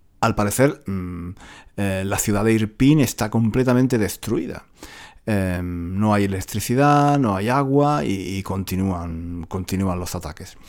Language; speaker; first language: Spanish; native; Spanish